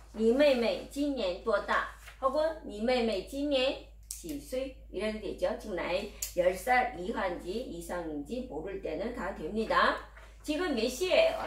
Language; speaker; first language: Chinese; non-native, fluent; Korean